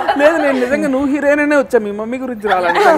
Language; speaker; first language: Telugu; native; Telugu